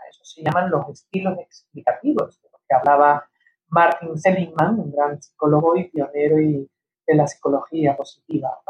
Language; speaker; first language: Spanish; early bilingual, heritage; Spanish